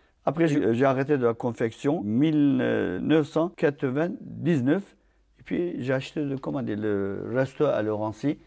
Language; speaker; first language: French; non-native, fluent; Turkish